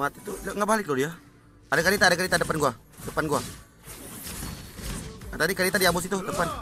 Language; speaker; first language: Indonesian; native; Indonesian